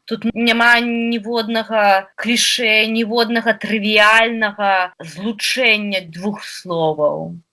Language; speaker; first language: Belarusian; non-native, local second language; Russian